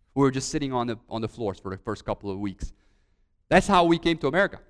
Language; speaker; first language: English; early bilingual, other home language; Romanian